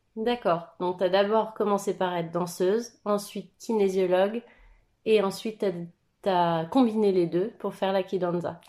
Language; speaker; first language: French; native; French